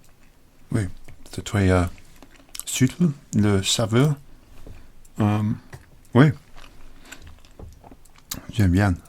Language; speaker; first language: French; non-native, learner; English